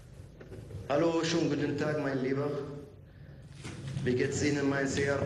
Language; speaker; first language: German; non-native, fluent; Turkish